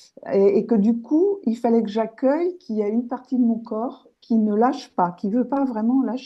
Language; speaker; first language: French; native; French